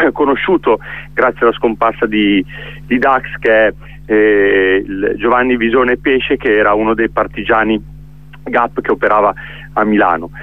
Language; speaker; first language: Italian; native; Italian